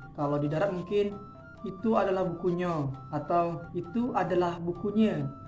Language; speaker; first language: Indonesian; native; Indonesian